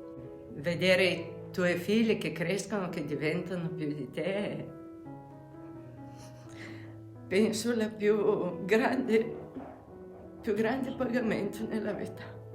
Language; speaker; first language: Italian; non-native, fluent; Bulgarian